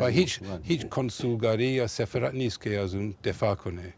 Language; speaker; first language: Persian; non-native, fluent; English